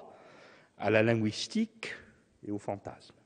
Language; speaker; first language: French; native; French